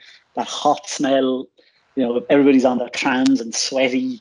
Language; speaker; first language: English; native; English